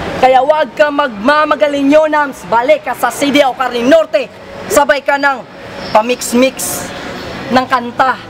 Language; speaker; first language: Filipino; non-native, local second language; Cebuano